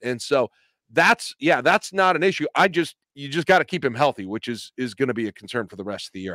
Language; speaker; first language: English; native; English